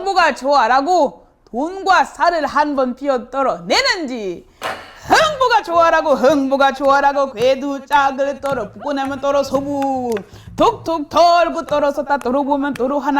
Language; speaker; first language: Korean; non-native, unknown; French